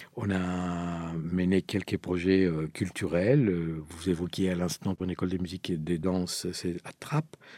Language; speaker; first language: French; non-native, fluent; Spanish